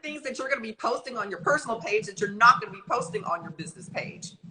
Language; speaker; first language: English; native; English